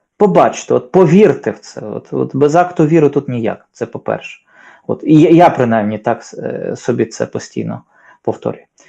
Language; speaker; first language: Ukrainian; native; Ukrainian